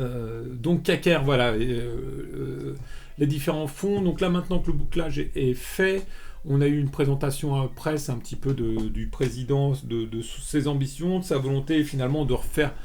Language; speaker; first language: French; native; French